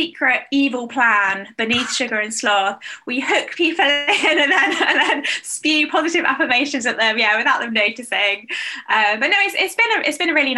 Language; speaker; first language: English; native; English